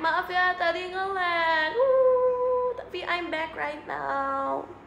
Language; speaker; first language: English; native; English